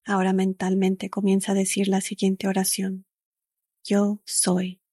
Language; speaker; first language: Spanish; early bilingual, other home language; English